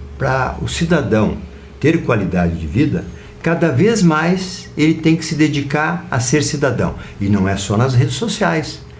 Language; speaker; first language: Portuguese; native; Portuguese